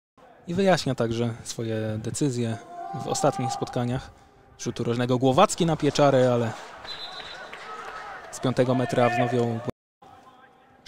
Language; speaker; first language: Polish; native; Polish